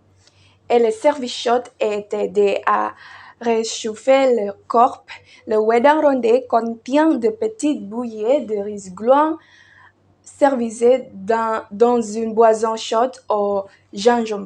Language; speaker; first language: French; non-native, learner; Indonesian